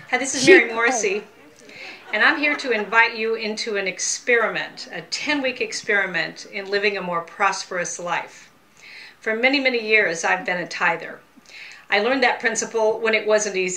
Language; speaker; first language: English; native; English